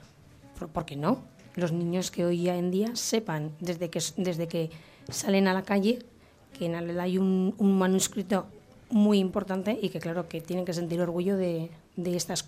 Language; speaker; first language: Spanish; native; Spanish